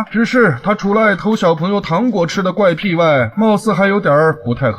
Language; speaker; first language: Chinese; native; Chinese